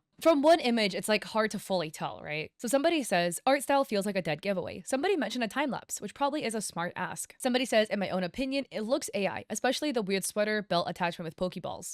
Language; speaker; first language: English; native; English